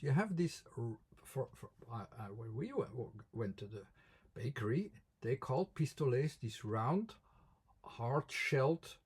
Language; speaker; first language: English; non-native, fluent; Dutch